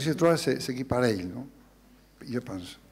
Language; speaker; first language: French; non-native, learner; Spanish